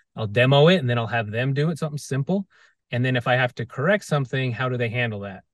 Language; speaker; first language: English; native; English